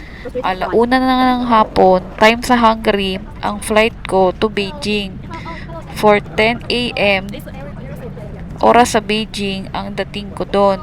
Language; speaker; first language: Filipino; native; Filipino